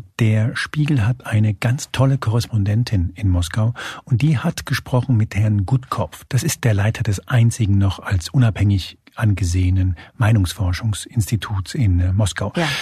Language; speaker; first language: German; early bilingual, other home language; Spanish